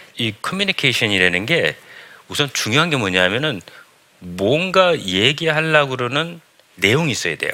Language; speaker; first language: Korean; early bilingual, heritage; Korean